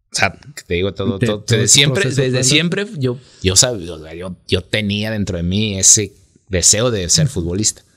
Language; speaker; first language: Spanish; native; Spanish